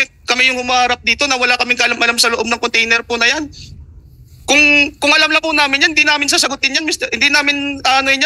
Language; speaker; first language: Filipino; native; Filipino